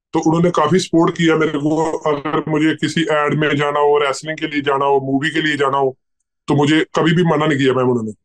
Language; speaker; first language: Hindi; native; Hindi